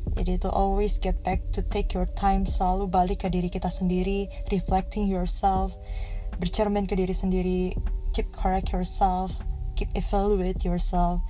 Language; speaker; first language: English; non-native, learner; Indonesian